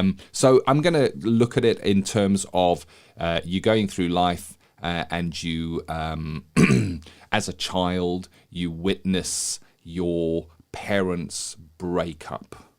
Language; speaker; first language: English; native; English